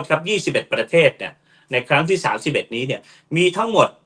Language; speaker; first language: Thai; native; Thai